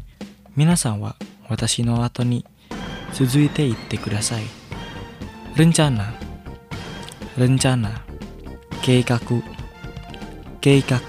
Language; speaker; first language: Japanese; non-native, fluent; Indonesian